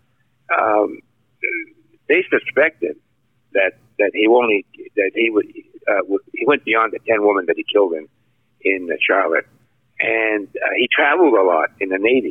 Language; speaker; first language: English; native; English